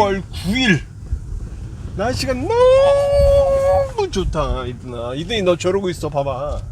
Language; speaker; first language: Korean; native; Korean